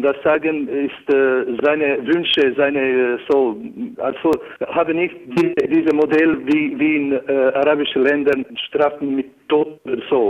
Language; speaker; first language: German; non-native, learner; Albanian